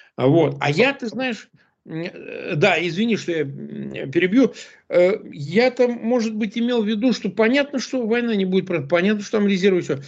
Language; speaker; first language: Russian; native; Russian